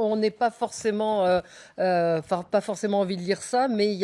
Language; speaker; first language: French; native; French